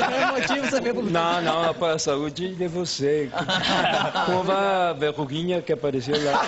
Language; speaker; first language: Portuguese; non-native, fluent; Spanish